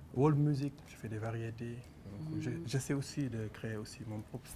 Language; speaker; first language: French; non-native, local second language; Wolof